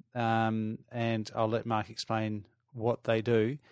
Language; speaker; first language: English; native; English